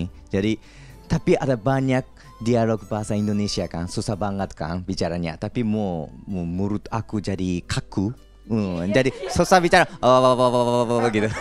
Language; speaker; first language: Indonesian; non-native, fluent; Japanese